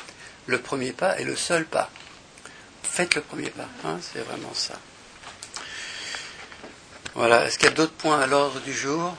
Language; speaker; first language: French; native; French